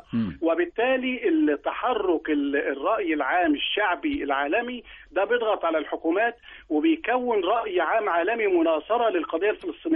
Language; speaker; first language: Arabic; native; Arabic